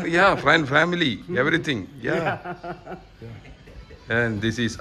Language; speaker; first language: English; non-native, fluent; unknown